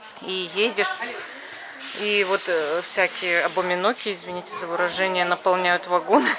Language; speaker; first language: Russian; native; Russian